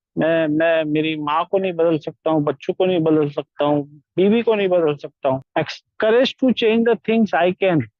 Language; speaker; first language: Hindi; non-native, local second language; Marathi